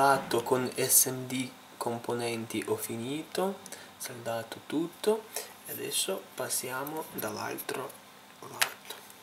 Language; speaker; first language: Italian; non-native, fluent; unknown